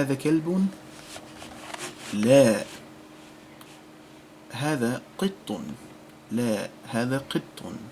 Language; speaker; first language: Arabic; non-native, fluent; English